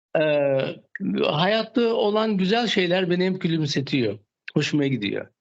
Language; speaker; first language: Turkish; native; Turkish